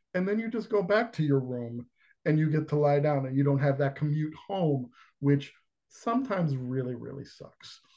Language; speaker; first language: English; native; English